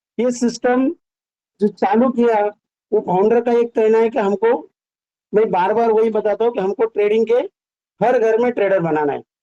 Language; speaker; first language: Hindi; non-native, local second language; Marathi